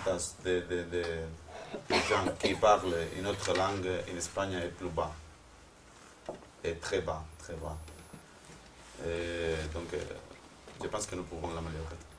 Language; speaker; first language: French; non-native, fluent; Spanish